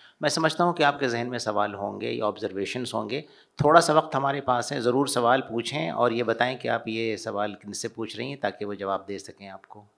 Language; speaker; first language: Urdu; native; Urdu